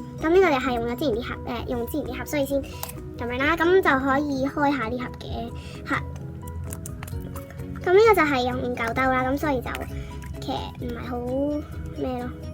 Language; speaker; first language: Cantonese; native; Cantonese